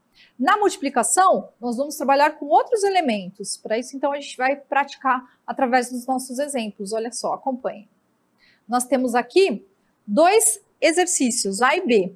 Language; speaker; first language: Portuguese; native; Portuguese